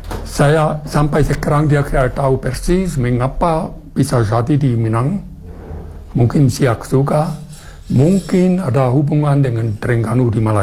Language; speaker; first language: Indonesian; non-native, fluent; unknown